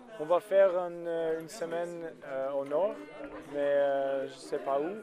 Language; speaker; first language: French; non-native, learner; English